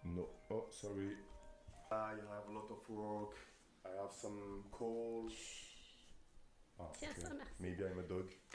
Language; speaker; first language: English; non-native, learner; French